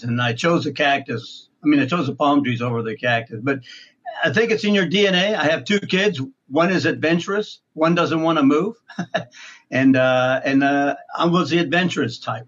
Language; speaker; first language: English; native; English